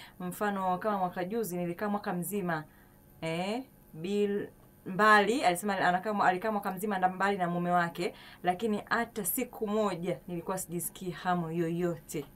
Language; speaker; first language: Swahili; native; Swahili